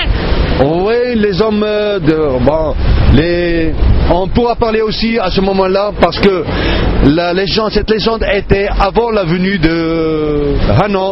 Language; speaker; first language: French; non-native, fluent; Arabic